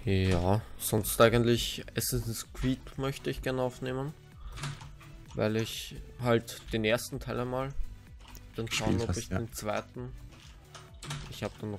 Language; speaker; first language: German; native; German